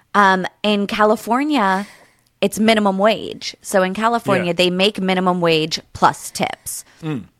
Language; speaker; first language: English; native; English